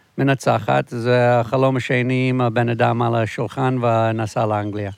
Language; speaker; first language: Hebrew; non-native, fluent; English